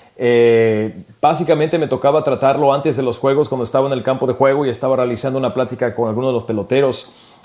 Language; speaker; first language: Spanish; early bilingual, heritage; Spanish